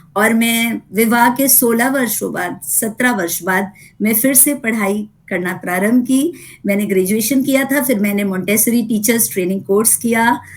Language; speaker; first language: Hindi; native; Hindi